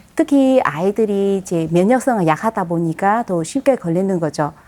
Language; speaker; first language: Korean; non-native, fluent; Vietnamese